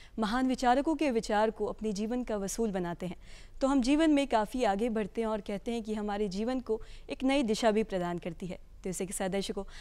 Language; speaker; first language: Hindi; native; Hindi